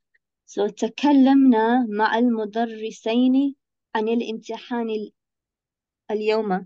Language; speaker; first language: Arabic; non-native, learner; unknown